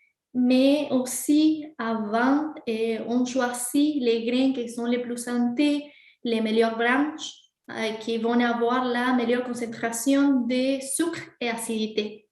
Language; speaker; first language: French; non-native, fluent; Spanish